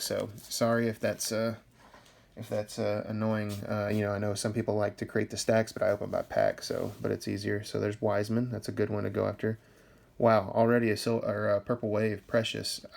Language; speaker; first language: English; native; English